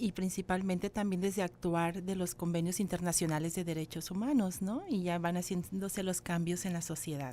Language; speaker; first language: Spanish; native; Spanish